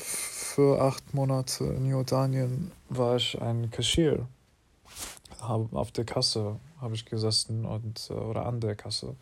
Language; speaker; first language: German; non-native, learner; English